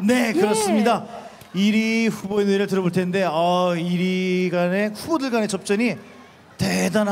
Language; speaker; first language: Korean; native; Korean